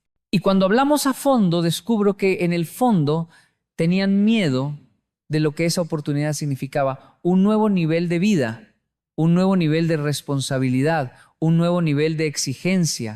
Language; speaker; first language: Spanish; native; Spanish